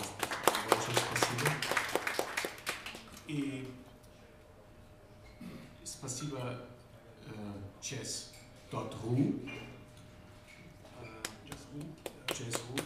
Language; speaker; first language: Russian; non-native, learner; German